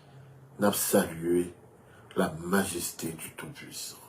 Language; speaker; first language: French; non-native, local second language; Haitian Creole